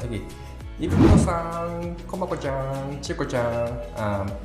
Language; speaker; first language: Mongolian; non-native, fluent; Japanese